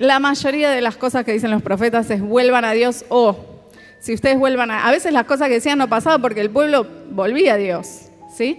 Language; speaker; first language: Spanish; native; Spanish